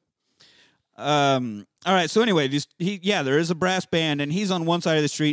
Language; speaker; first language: English; native; English